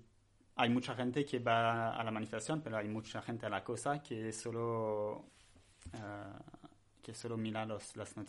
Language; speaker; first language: Spanish; non-native, learner; French